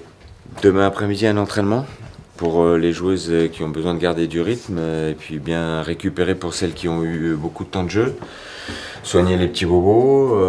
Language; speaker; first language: French; native; French